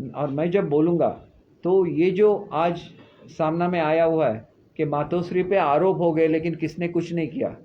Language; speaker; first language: Hindi; non-native, local second language; Marathi